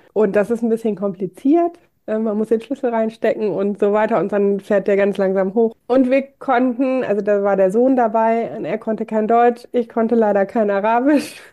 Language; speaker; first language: German; native; German